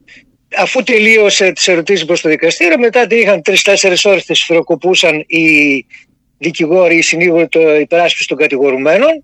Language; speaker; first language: Greek; native; Greek